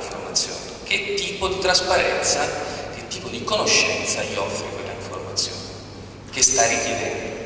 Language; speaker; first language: Italian; native; Italian